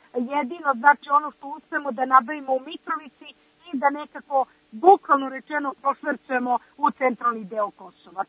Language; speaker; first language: Serbian; native; Serbian